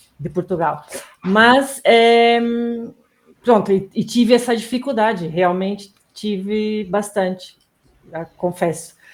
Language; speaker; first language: Portuguese; native; Portuguese